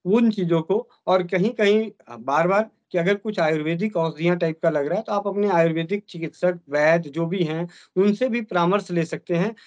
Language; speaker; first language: Hindi; native; Hindi